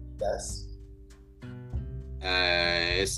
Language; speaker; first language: English; non-native, fluent; Spanish